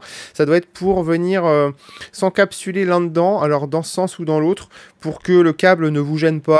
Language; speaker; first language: French; native; French